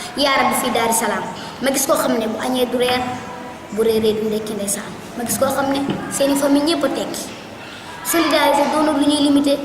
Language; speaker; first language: Wolof; native; Wolof